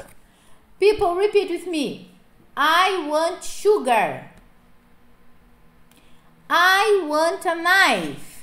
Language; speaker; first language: English; non-native, fluent; Portuguese